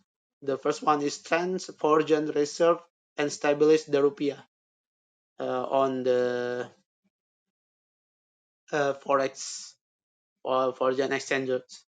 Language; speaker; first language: English; non-native, learner; Indonesian